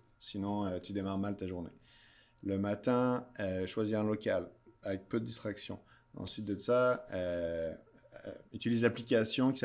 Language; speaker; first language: French; native; French